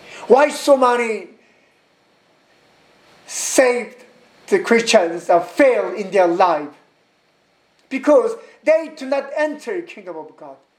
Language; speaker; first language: English; non-native, learner; Korean